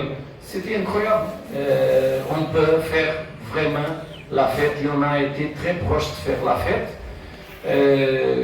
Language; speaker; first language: French; non-native, fluent; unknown